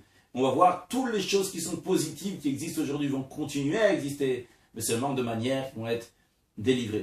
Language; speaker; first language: French; native; French